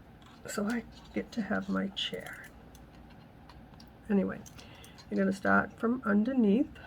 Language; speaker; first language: English; native; English